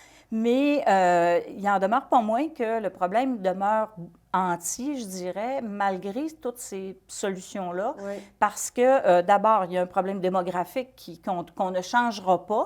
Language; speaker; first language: French; native; French